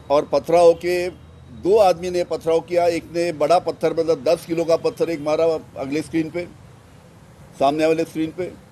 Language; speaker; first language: Hindi; non-native, local second language; Marathi